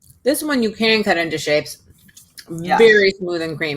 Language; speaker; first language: English; native; English